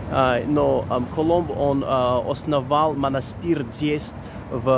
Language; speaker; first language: Russian; non-native, learner; English